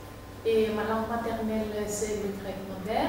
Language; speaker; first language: French; non-native, fluent; Greek